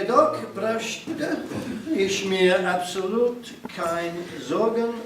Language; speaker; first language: German; non-native, learner; English